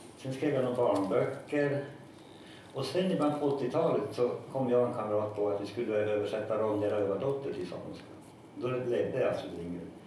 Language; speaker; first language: Swedish; non-native, local second language; Northern Sami